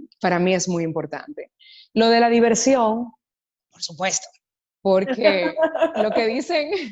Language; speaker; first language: Spanish; native; Spanish